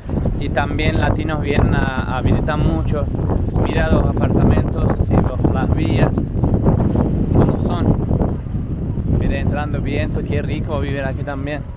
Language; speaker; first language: Spanish; non-native, learner; Turkish